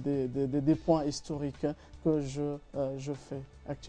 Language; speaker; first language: French; non-native, fluent; Arabic